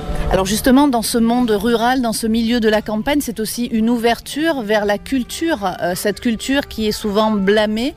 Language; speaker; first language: French; native; French